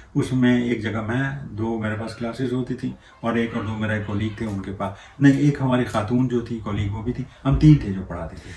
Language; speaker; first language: Urdu; non-native, local second language; Punjabi